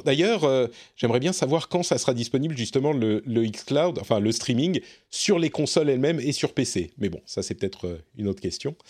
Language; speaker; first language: French; native; French